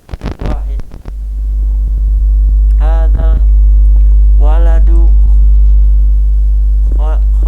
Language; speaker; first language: Arabic; non-native, learner; Indonesian